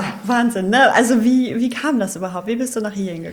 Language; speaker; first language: German; native; German